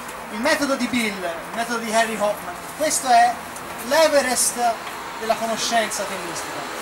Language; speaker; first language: Italian; native; Italian